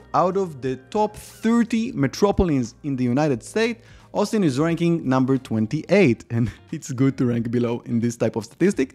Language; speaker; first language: English; non-native, fluent; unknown